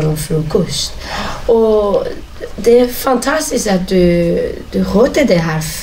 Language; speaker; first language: Swedish; non-native, fluent; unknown